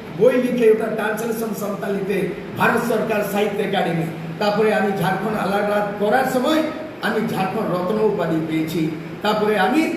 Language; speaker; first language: Bangla; non-native, local second language; Santali